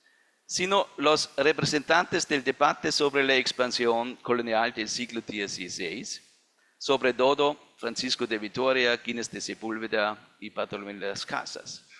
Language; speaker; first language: Spanish; non-native, fluent; German